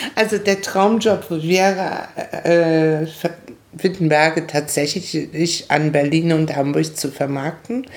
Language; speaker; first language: German; non-native, fluent; Spanish